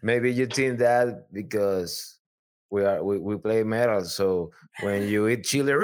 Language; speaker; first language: English; non-native, learner; Spanish